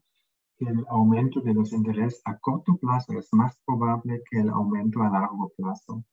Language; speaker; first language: Spanish; non-native, fluent; German